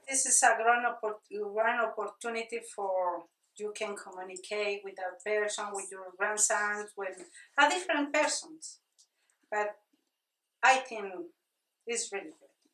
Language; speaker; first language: English; non-native, learner; Spanish